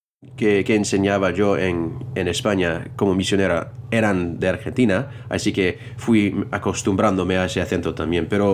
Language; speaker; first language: Spanish; non-native, fluent; English